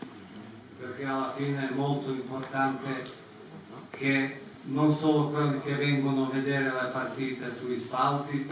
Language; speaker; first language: Italian; non-native, fluent; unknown